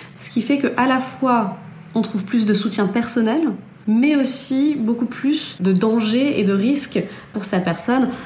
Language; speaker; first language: French; native; French